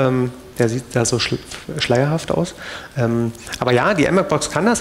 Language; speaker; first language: German; native; German